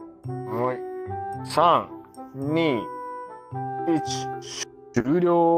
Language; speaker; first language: Japanese; native; Japanese